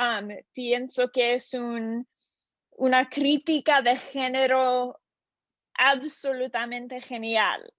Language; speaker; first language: Spanish; non-native, learner; English